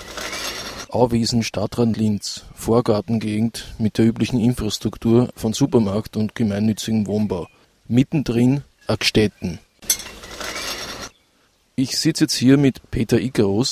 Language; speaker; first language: German; native; German